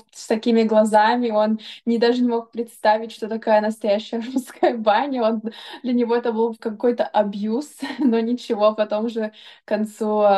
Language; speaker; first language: Russian; early bilingual, heritage; Russian